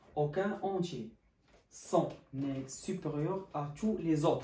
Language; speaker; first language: French; non-native, local second language; Arabic